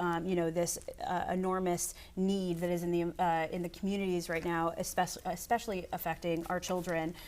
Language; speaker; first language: English; native; English